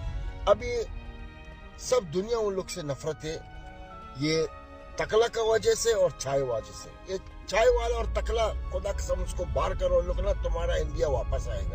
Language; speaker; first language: Hindi; non-native, learner; Arabic